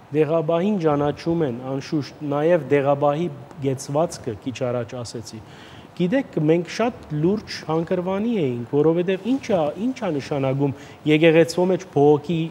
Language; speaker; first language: Armenian; early bilingual, heritage; Armenian